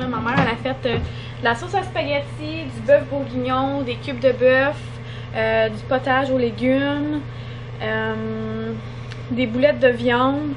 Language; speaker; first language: French; native; French